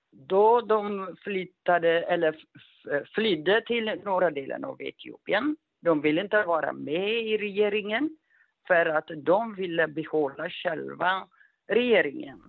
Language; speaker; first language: Swedish; non-native, fluent; Amharic